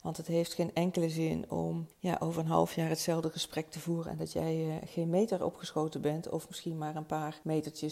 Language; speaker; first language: Dutch; native; Dutch